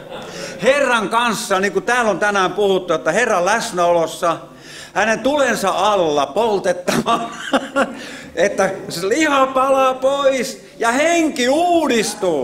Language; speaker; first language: Finnish; native; Finnish